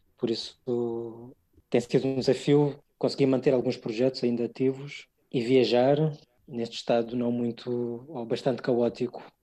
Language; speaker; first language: Portuguese; early bilingual, other home language; English